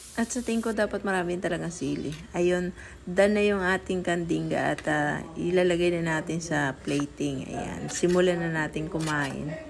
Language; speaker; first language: Filipino; native; Filipino